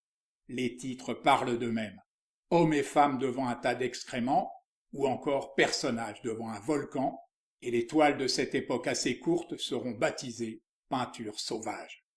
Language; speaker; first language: French; native; French